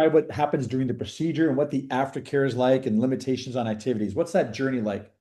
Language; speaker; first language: English; native; English